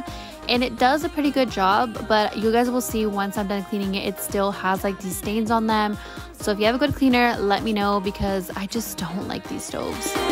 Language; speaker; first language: English; native; English